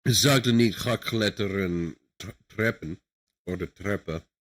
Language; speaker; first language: German; non-native, learner; English